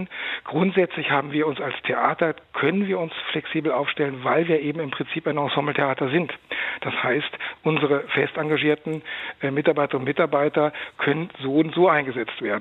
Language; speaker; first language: German; native; German